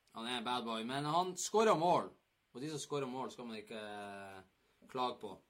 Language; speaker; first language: Norwegian; native; Norwegian